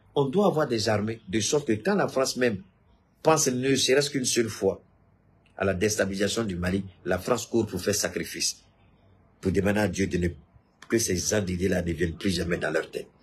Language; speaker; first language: French; non-native, local second language; Bambara